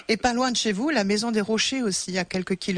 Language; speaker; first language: French; native; French